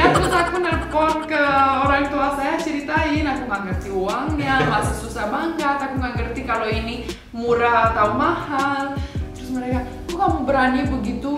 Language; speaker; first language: Indonesian; non-native, fluent; Romanian